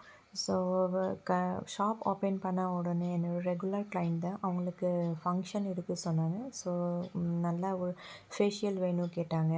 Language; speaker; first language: Tamil; non-native, fluent; Assamese